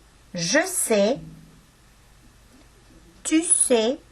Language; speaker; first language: French; non-native, fluent; Estonian